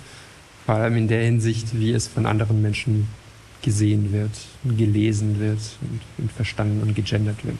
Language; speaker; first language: German; non-native, fluent; French